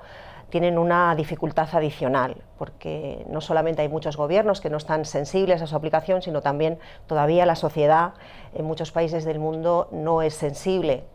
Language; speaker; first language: Spanish; native; Spanish